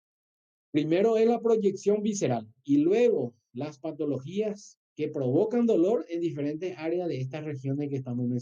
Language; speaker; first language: Spanish; native; Spanish